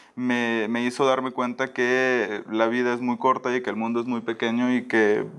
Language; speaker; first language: Spanish; native; Spanish